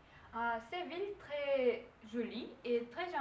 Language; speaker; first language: French; non-native, learner; Russian